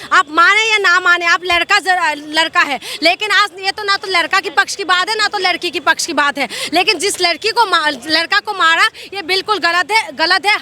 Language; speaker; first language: Hindi; non-native, local second language; Assamese